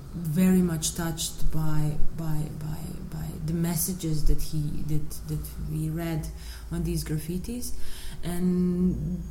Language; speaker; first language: English; non-native, fluent; Bosnian